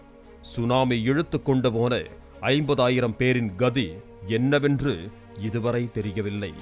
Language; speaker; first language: Tamil; native; Tamil